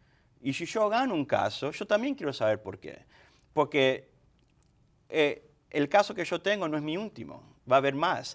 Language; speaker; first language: Spanish; early bilingual, other home language; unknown